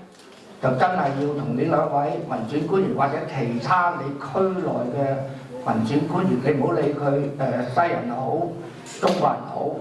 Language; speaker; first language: Cantonese; native; Cantonese